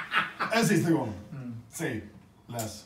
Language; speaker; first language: Swedish; early bilingual, other home language; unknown